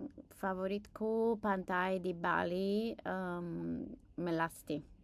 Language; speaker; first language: Indonesian; non-native, learner; English